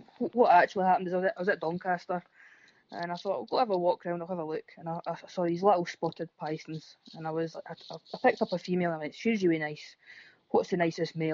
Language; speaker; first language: English; native; English